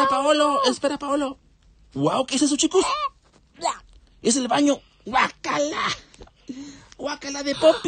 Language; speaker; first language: Spanish; native; Spanish